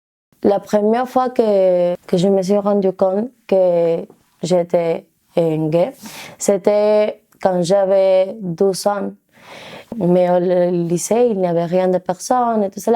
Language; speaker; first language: French; non-native, learner; Spanish